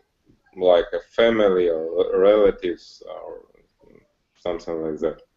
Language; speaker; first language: English; non-native, learner; Russian